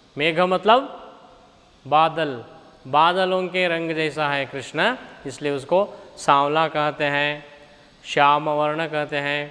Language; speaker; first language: Hindi; non-native, local second language; Kannada